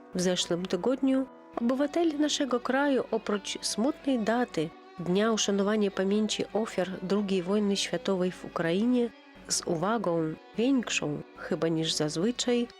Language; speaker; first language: Polish; non-native, local second language; Ukrainian